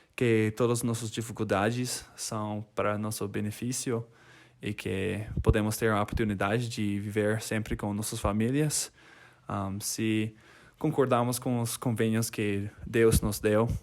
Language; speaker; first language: Portuguese; non-native, fluent; English